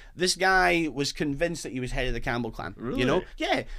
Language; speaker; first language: English; native; English